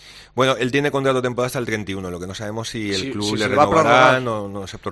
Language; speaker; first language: Spanish; native; Spanish